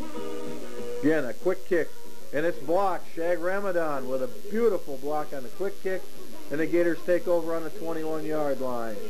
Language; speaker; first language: English; native; English